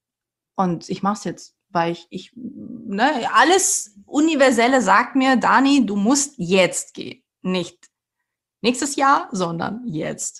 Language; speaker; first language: German; early bilingual, other home language; Portuguese